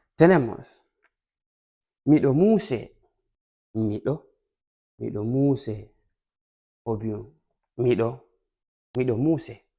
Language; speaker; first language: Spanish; non-native, fluent; Fula